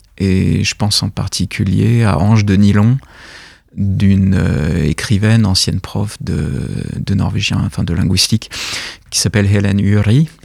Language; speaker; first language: French; native; French